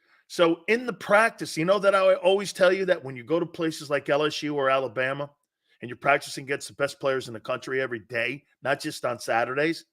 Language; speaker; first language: English; native; English